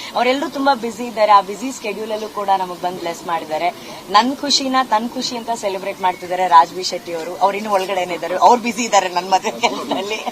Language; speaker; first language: Kannada; non-native, local second language; Tulu